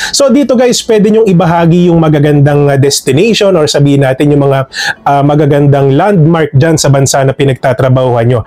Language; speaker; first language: Filipino; native; Filipino